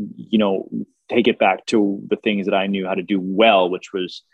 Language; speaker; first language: English; native; English